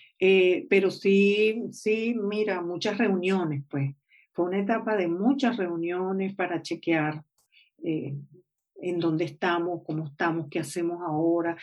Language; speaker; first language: Spanish; native; Spanish